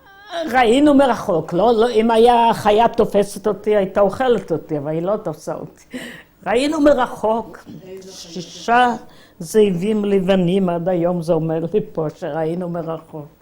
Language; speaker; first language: Hebrew; non-native, fluent; Yiddish